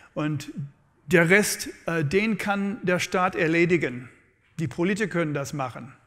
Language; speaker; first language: German; non-native, fluent; English